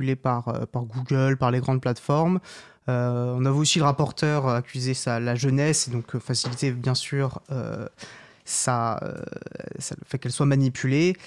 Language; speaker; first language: French; native; French